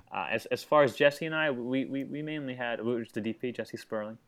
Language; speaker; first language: English; native; English